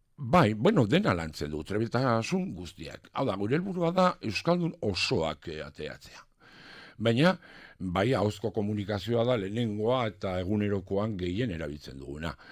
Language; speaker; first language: Basque; non-native, local second language; French